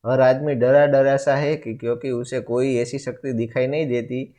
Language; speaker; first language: Hindi; non-native, local second language; Gujarati